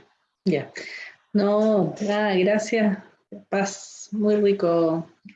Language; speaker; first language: Spanish; native; Spanish